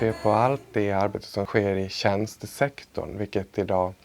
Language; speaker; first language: Swedish; native; Swedish